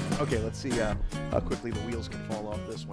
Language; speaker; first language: English; native; English